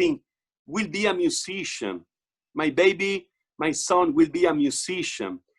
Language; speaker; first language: English; non-native, learner; Portuguese